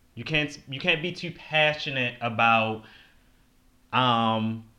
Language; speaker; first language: English; native; English